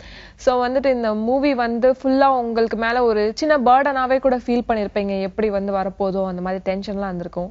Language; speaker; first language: Tamil; native; Tamil